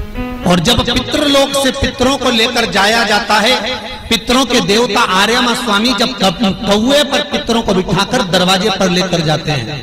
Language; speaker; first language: Hindi; native; Hindi